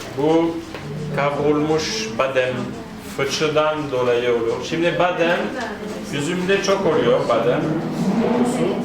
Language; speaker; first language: Turkish; non-native, fluent; French